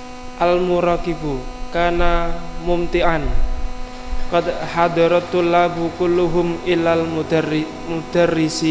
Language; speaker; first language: Arabic; non-native, learner; Indonesian